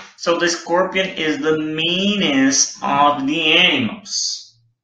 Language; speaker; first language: English; non-native, fluent; Portuguese